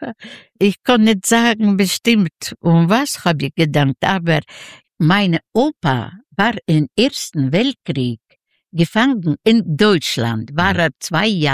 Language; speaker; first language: German; non-native, learner; Yiddish